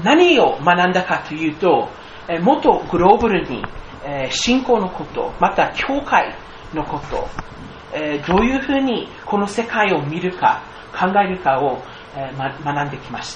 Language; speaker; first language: Japanese; non-native, fluent; English